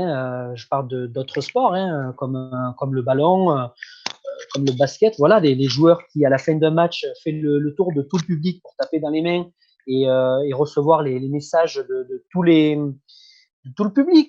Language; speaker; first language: French; native; French